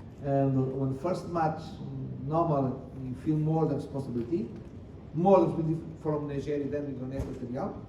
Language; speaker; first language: English; non-native, learner; Portuguese